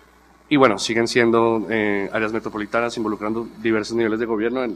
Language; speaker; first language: Spanish; native; Spanish